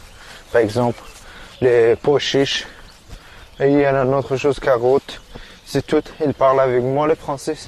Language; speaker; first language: French; non-native, learner; Persian